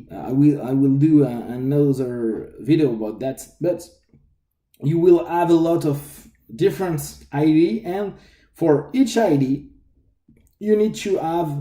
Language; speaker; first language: English; non-native, fluent; French